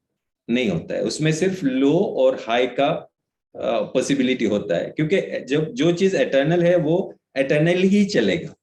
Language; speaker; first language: Hindi; native; Hindi